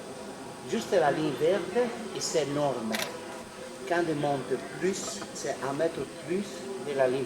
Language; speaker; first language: French; non-native, fluent; Italian